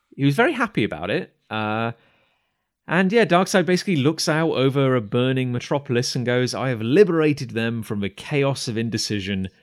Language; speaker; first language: English; native; English